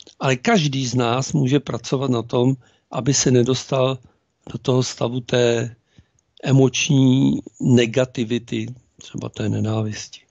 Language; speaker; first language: Czech; native; Czech